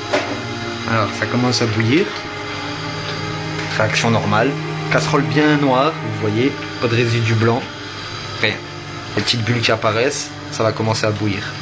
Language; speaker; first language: French; native; French